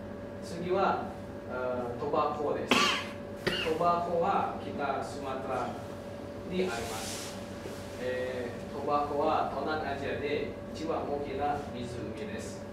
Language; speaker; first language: Japanese; non-native, learner; Indonesian